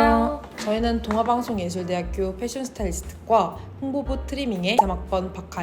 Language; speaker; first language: Korean; native; Korean